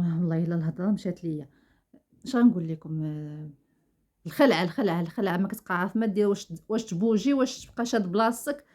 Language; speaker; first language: Arabic; native; Arabic